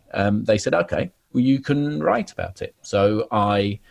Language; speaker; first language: English; native; English